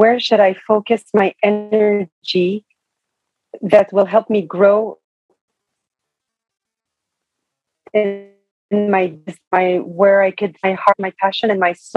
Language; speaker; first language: English; non-native, fluent; French